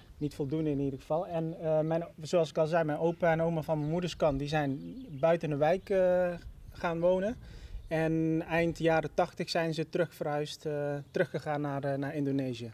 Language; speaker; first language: Dutch; native; Dutch